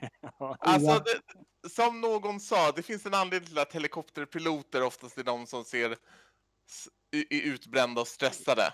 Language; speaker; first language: Swedish; native; Swedish